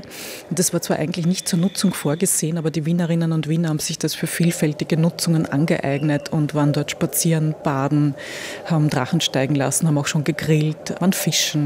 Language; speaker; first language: German; native; German